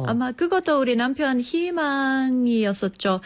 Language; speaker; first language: Korean; non-native, fluent; English